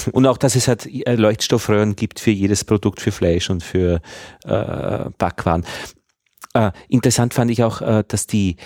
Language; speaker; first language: German; native; German